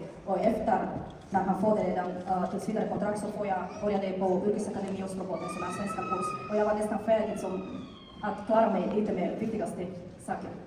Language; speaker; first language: Swedish; non-native, fluent; Bulgarian